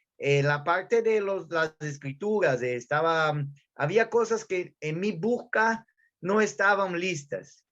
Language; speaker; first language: Spanish; non-native, learner; Portuguese